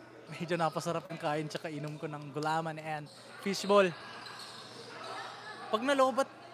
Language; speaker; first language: Filipino; native; Filipino